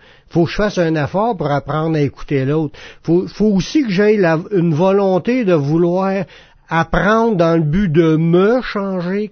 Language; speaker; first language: French; native; French